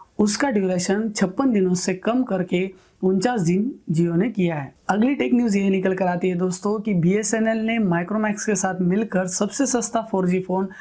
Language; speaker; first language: Hindi; non-native, local second language; Marathi